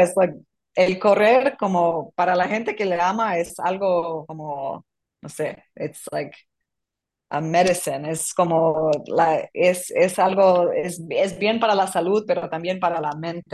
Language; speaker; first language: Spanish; non-native, fluent; English